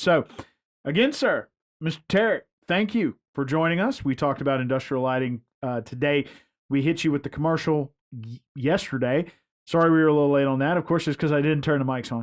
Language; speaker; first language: English; native; English